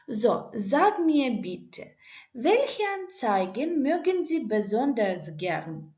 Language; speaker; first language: German; non-native, learner; Ukrainian